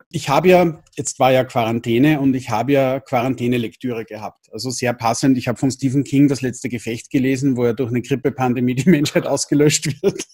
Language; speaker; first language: German; native; German